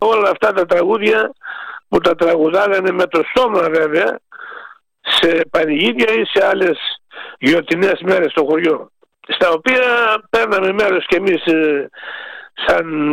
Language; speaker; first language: Greek; native; Greek